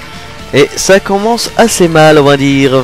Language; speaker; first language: French; native; French